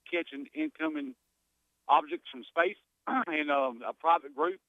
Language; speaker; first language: English; native; English